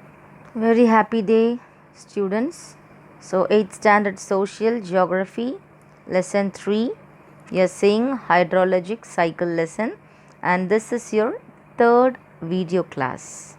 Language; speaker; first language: English; non-native, local second language; Tamil